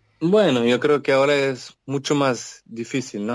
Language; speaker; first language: Portuguese; non-native, learner; French